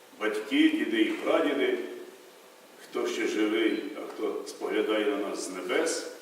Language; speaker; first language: Ukrainian; native; Ukrainian